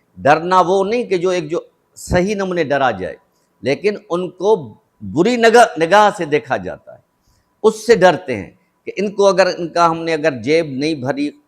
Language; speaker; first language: Urdu; non-native, local second language; Sindhi